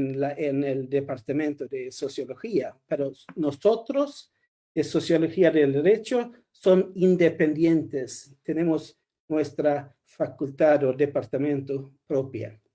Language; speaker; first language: Spanish; non-native, fluent; Swedish